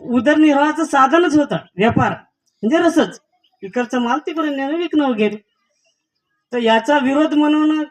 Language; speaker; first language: Marathi; non-native, local second language; Lambadi